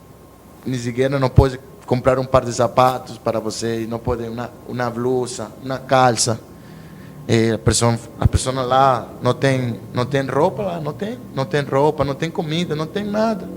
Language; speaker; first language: Portuguese; non-native, learner; Spanish